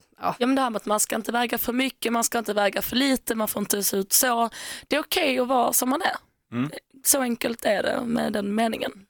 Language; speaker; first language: Swedish; native; Swedish